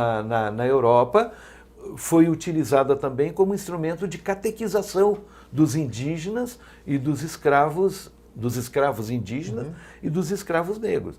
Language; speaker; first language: Portuguese; native; Portuguese